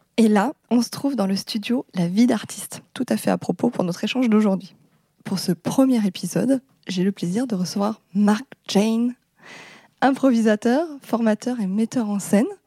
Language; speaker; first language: French; native; French